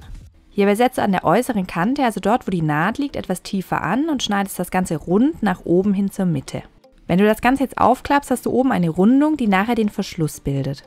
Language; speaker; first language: German; native; German